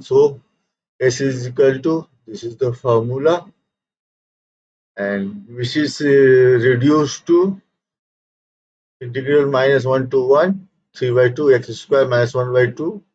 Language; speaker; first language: English; non-native, local second language; Hindi